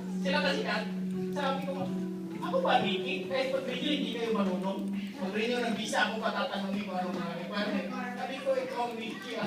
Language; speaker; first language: Filipino; native; Filipino